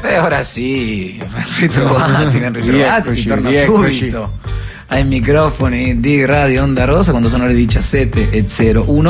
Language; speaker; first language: Italian; native; Italian